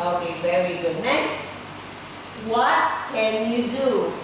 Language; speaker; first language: English; non-native, fluent; Vietnamese